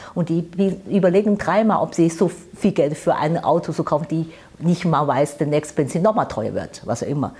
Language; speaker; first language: German; non-native, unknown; Chinese